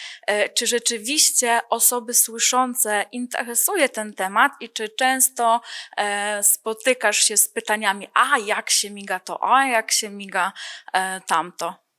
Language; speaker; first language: Polish; native; Polish